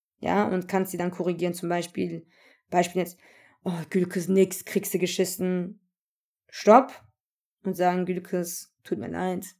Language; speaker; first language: German; early bilingual, other home language; Turkish